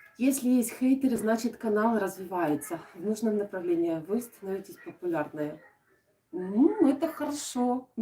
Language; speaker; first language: Russian; native; Russian